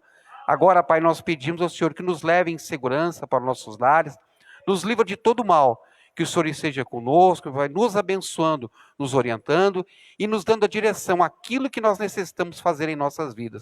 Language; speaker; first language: Portuguese; native; Portuguese